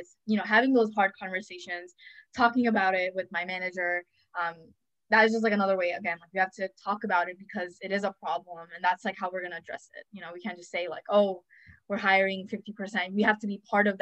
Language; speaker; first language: English; native; English